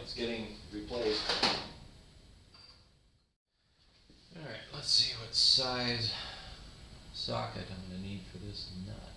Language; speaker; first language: English; native; English